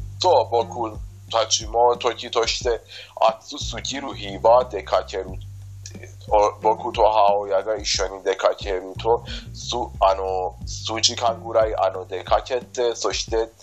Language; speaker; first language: Japanese; non-native, fluent; Persian